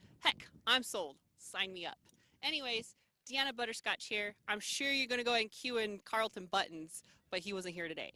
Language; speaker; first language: English; native; English